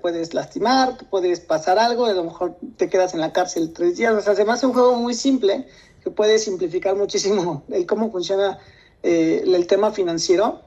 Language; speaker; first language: Spanish; native; Spanish